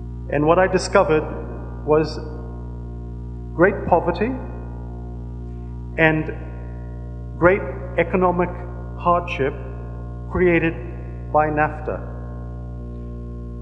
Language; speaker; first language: English; native; English